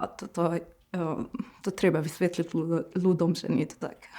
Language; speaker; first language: Slovak; non-native, fluent; Arabic